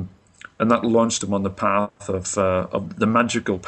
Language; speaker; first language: English; native; English